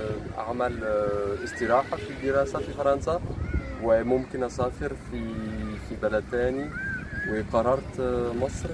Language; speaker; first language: Arabic; non-native, fluent; French